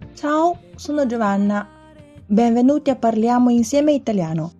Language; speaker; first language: Italian; non-native, fluent; Chinese